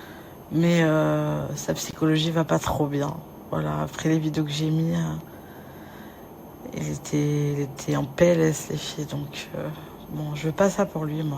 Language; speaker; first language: French; native; French